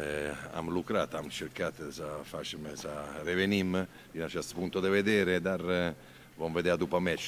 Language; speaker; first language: Romanian; non-native, learner; Italian